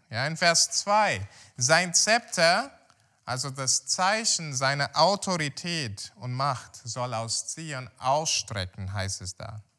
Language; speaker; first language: German; non-native, fluent; Portuguese